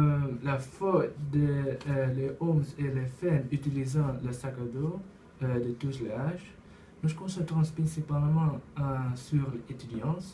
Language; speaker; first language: French; non-native, learner; Dutch